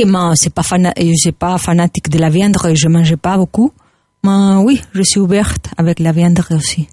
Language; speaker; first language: French; non-native, learner; Spanish